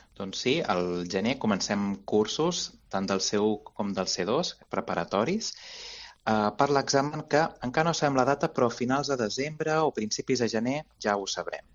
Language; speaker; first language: Catalan; native; Catalan